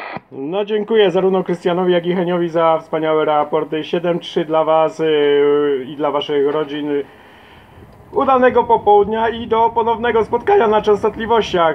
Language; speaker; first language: Polish; native; Polish